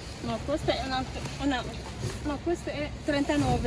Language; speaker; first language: Italian; non-native, learner; Filipino